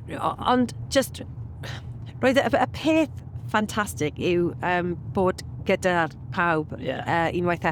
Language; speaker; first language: Welsh; non-native, local second language; English